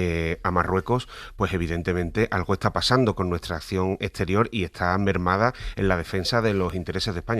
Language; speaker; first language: Spanish; native; Spanish